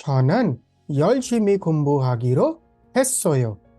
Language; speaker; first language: Korean; non-native, fluent; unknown